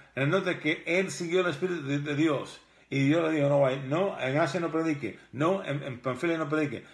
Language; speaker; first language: Spanish; early bilingual, heritage; Spanish